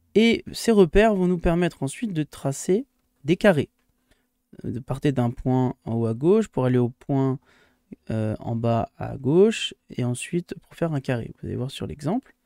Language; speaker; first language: French; native; French